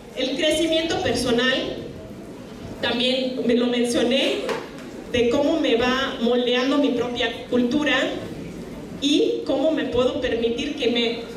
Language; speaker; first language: Spanish; non-native, fluent; German